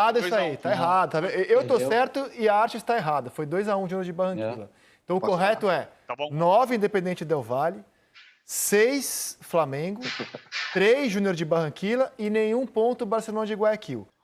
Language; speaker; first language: Portuguese; native; Portuguese